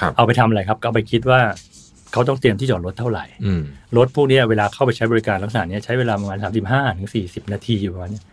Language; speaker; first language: Thai; native; Thai